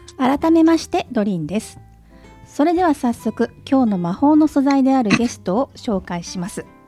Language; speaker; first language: Japanese; native; Japanese